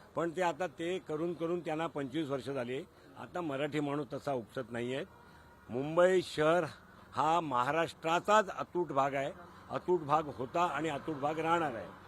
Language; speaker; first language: Marathi; non-native, local second language; Gujarati